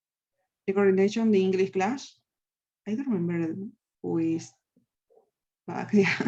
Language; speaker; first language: English; non-native, learner; Spanish